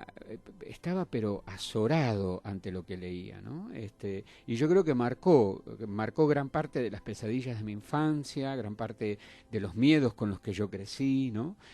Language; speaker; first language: Spanish; native; Spanish